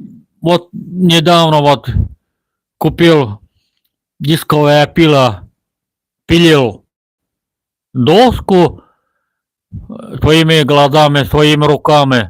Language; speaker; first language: Russian; non-native, local second language; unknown